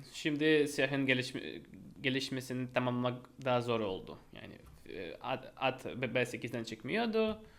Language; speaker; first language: Turkish; non-native, fluent; Russian